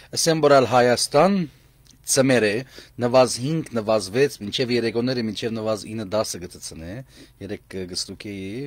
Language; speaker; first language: Armenian; native; Armenian